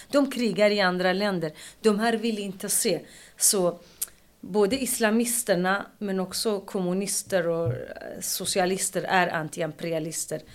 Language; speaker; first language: Swedish; non-native, fluent; Kurdish